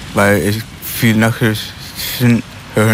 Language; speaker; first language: German; non-native, learner; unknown